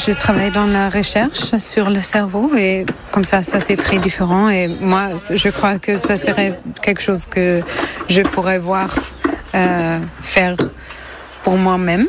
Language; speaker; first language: French; non-native, fluent; German